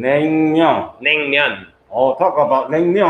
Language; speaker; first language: English; non-native, fluent; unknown